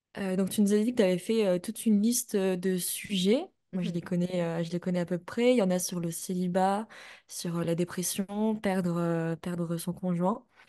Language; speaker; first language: French; native; French